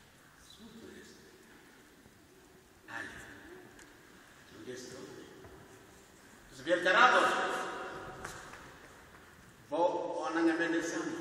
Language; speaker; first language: Polish; non-native, learner; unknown